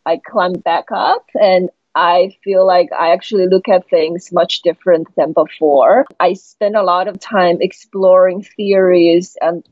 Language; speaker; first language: English; non-native, fluent; Chinese